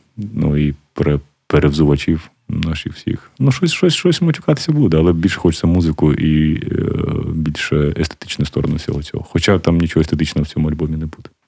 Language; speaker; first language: Ukrainian; native; Ukrainian